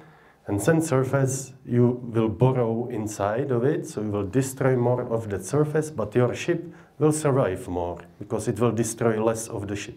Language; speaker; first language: English; non-native, fluent; Czech